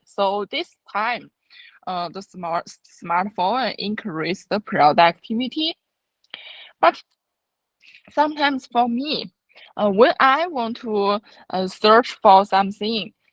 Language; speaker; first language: English; non-native, fluent; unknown